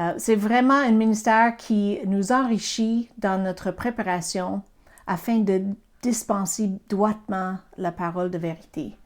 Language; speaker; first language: French; non-native, fluent; English